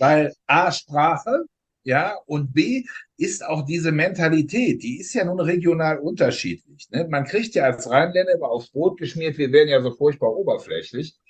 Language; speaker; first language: German; native; German